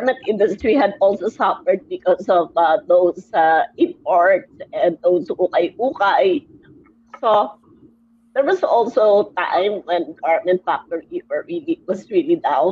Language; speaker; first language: English; non-native, local second language; Filipino